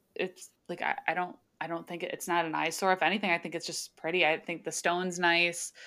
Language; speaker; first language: English; early bilingual, other home language; Slovak